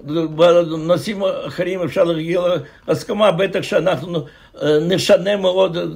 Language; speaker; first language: Hebrew; non-native, fluent; Russian